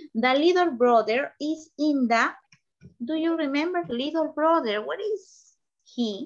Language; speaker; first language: English; non-native, learner; Spanish